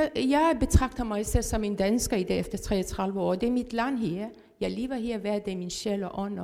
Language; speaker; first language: Danish; non-native, fluent; Persian